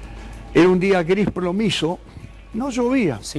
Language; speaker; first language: Spanish; native; Spanish